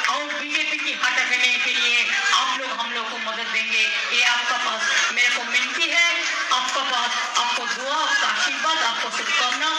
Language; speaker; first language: Hindi; non-native, local second language; Bangla